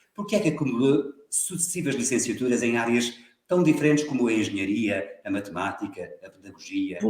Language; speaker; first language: Portuguese; native; Portuguese